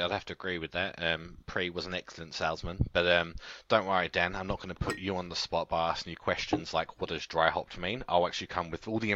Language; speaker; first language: English; native; English